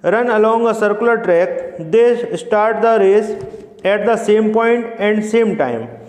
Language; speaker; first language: English; non-native, local second language; Hindi